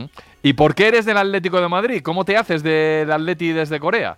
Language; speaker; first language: Spanish; native; Spanish